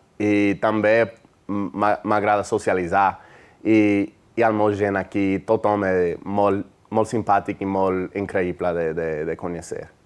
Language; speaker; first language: Catalan; non-native, learner; English